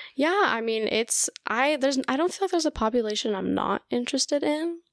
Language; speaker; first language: English; early bilingual, other home language; Russian